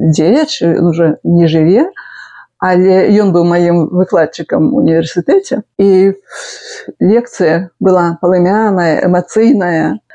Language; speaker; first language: Belarusian; native; Belarusian